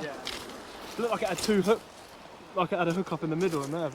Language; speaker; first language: English; native; English